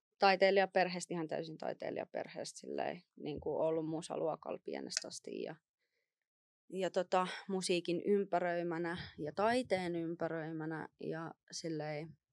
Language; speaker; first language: Finnish; native; Finnish